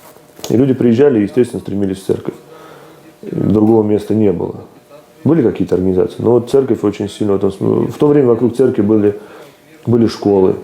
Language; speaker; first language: Russian; native; Russian